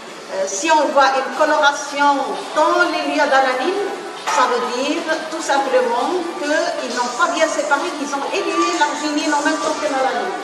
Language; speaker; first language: French; non-native, local second language; Arabic